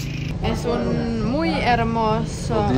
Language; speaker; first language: Spanish; non-native, learner; Finnish